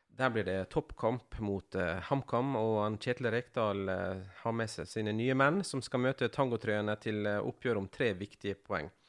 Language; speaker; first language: Norwegian; native; Norwegian